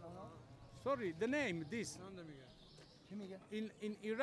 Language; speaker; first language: English; non-native, learner; Italian